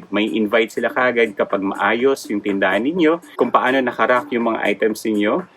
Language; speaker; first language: Filipino; native; Filipino